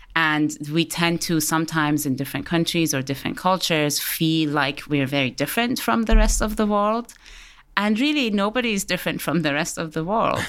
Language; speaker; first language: English; early bilingual, other home language; Persian